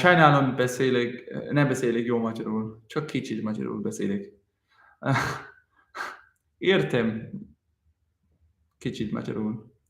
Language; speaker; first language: Hungarian; non-native, learner; Danish